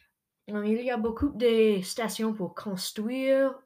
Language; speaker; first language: French; non-native, local second language; English